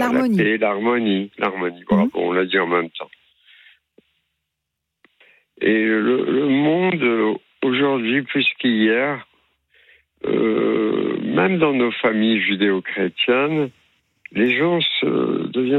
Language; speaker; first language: French; native; French